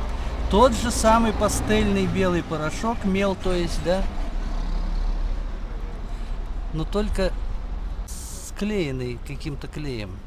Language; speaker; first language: Russian; native; Russian